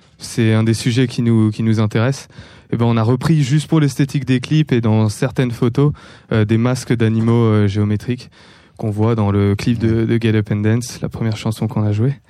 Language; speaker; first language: French; native; French